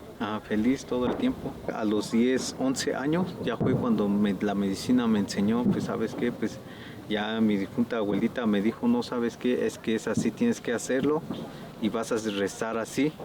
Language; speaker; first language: Spanish; native; Spanish